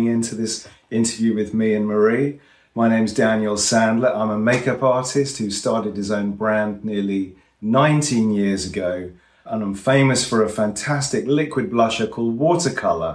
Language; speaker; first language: English; native; English